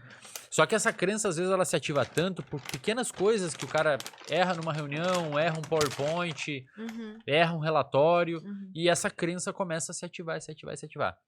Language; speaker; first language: Portuguese; native; Portuguese